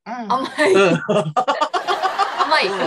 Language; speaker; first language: Japanese; native; Japanese